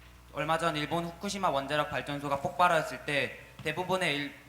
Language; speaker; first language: Korean; native; Korean